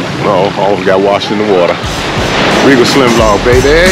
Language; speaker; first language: English; native; English